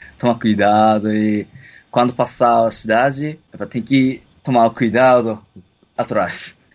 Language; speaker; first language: Portuguese; non-native, learner; Japanese